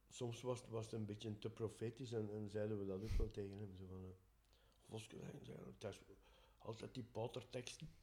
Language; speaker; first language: Dutch; native; Dutch